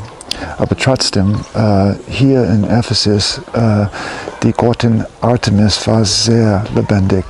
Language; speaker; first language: German; non-native, fluent; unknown